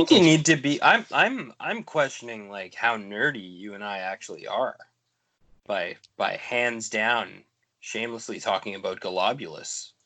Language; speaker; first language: English; native; English